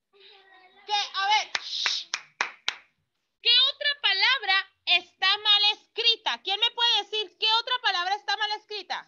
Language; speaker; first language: Spanish; native; Spanish